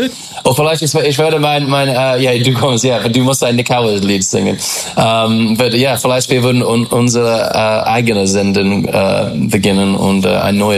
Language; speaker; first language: German; non-native, learner; English